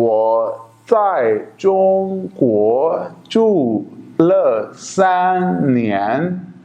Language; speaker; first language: Chinese; non-native, fluent; Urdu